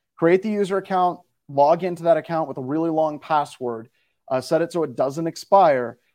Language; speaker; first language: English; native; English